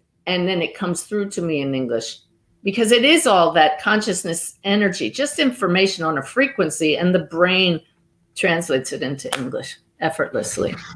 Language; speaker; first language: English; native; English